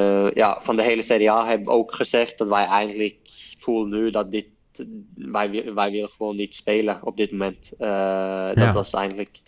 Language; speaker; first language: Dutch; non-native, fluent; Norwegian